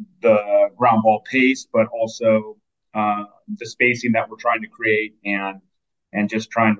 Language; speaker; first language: English; native; English